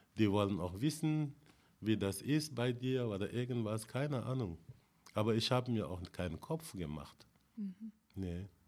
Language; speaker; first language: German; non-native, fluent; Wolof